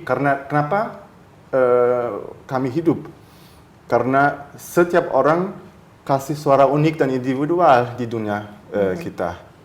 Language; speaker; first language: Indonesian; early bilingual, heritage; German